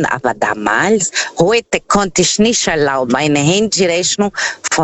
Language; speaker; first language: German; non-native, fluent; Portuguese